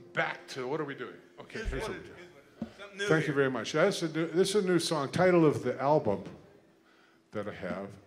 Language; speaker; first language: English; native; English